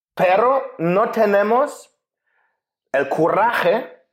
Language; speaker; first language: Spanish; non-native, fluent; German